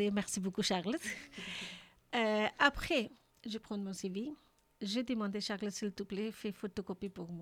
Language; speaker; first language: French; non-native, learner; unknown